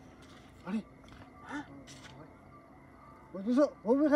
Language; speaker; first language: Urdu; non-native, local second language; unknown